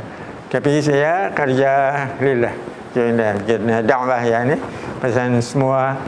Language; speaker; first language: Indonesian; early bilingual, heritage; Thai